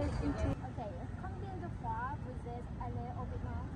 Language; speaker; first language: French; non-native, learner; Vietnamese